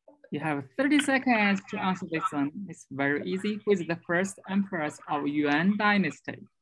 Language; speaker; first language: English; non-native, fluent; Chinese